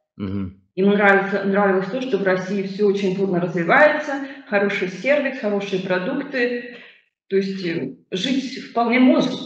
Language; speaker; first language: Russian; native; Russian